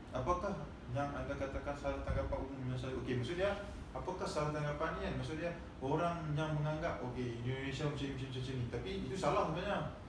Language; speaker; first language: Malay; native; Malay